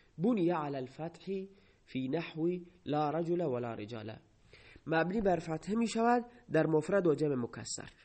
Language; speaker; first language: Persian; non-native, local second language; Baluchi